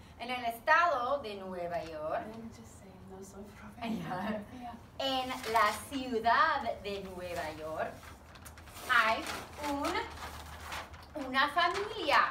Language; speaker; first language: Spanish; non-native, fluent; English